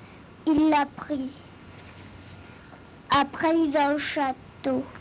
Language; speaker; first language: French; early bilingual, other home language; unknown